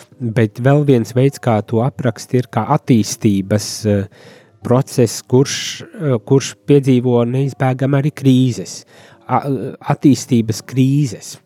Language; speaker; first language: Latvian; native; Latvian